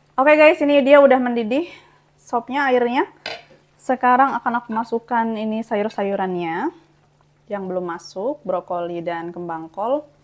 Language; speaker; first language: Indonesian; native; Indonesian